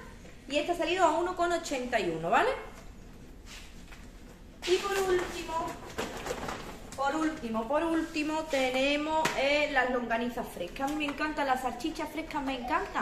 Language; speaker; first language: Spanish; native; Spanish